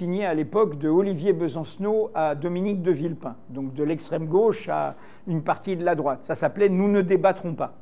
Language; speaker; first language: French; native; French